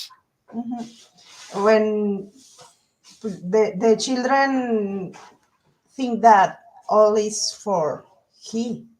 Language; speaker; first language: English; non-native, learner; Spanish